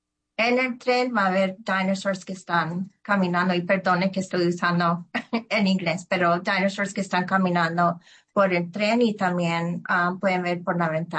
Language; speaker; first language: Spanish; early bilingual, heritage; Spanish